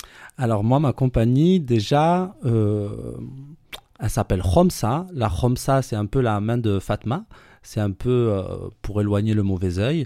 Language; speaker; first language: French; native; French